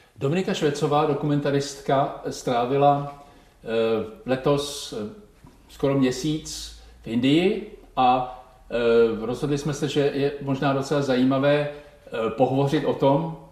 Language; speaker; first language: Czech; native; Czech